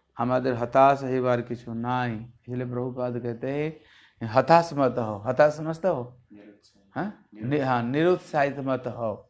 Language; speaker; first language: Hindi; non-native, local second language; Bangla